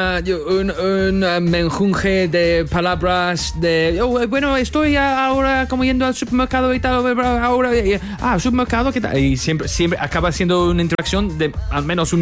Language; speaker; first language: Spanish; non-native, fluent; English